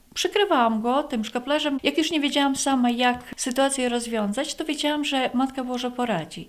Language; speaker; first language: Polish; non-native, fluent; Latvian